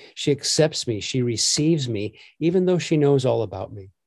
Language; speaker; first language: English; native; English